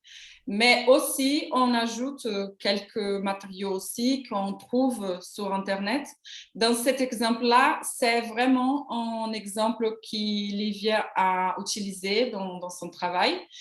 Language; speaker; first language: French; non-native, learner; Portuguese